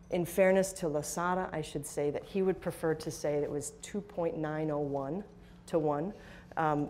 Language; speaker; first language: English; native; English